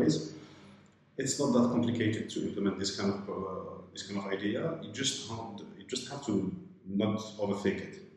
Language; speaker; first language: English; non-native, fluent; Arabic